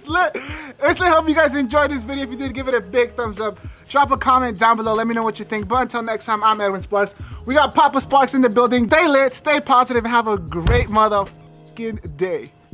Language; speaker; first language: English; early bilingual, other home language; Spanish